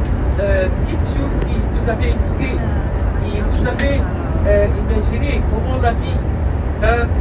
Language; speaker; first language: French; non-native, learner; Arabic